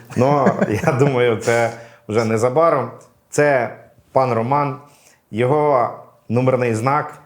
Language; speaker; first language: Ukrainian; native; Ukrainian